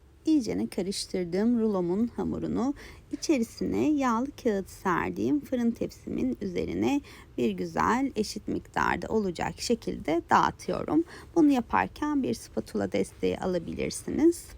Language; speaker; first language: Turkish; native; Turkish